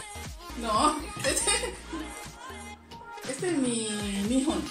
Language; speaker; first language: Spanish; non-native, learner; Indonesian